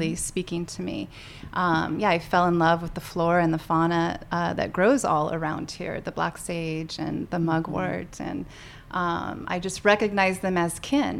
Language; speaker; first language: English; native; English